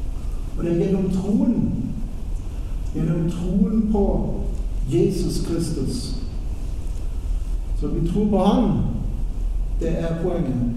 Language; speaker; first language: Norwegian; non-native, fluent; German